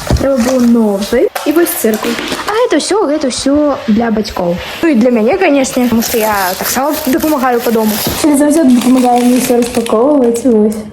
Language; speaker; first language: Belarusian; non-native, local second language; Russian